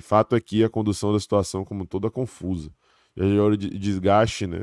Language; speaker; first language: Portuguese; native; Portuguese